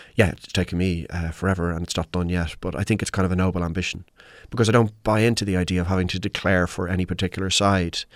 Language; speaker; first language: English; native; English